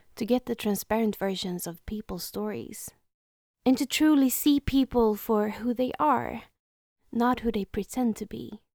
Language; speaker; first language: English; non-native, fluent; Swedish